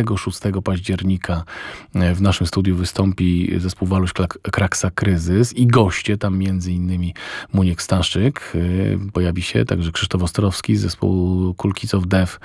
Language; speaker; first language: Polish; native; Polish